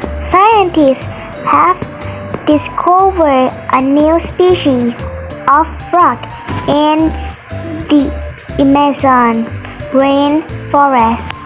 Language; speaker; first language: English; non-native, learner; Thai